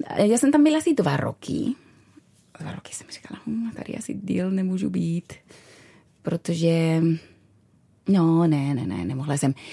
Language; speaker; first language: Czech; non-native, fluent; Spanish